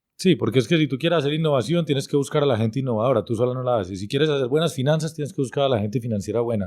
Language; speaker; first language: Spanish; native; Spanish